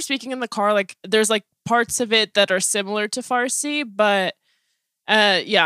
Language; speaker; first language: English; early bilingual, other home language; Persian